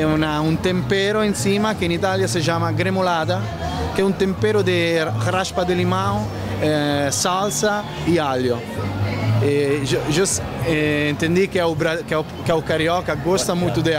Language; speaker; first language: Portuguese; non-native, learner; Italian